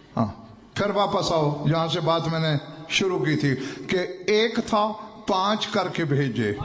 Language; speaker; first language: Urdu; non-native, local second language; Saraiki